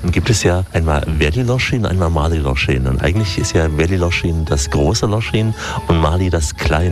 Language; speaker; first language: German; native; German